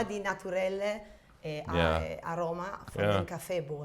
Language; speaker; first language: German; non-native, fluent; Italian